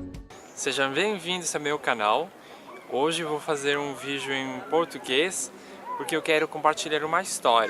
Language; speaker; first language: Portuguese; non-native, fluent; Spanish